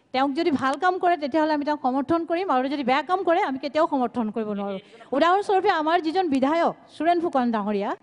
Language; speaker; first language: Assamese; native; Assamese